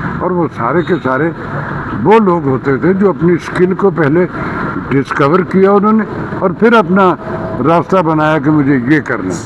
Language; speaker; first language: Urdu; non-native, local second language; Punjabi